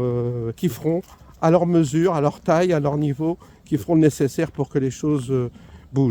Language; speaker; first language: French; native; French